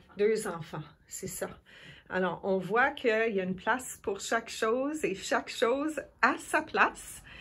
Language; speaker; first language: French; native; French